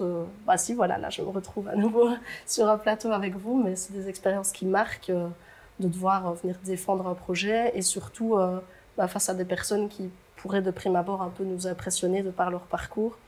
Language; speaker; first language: French; native; French